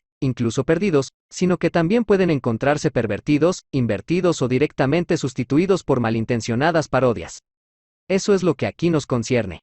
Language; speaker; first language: Spanish; native; Spanish